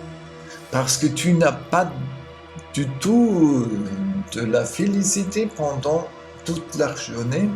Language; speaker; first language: French; non-native, learner; German